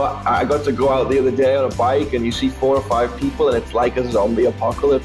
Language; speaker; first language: English; native; English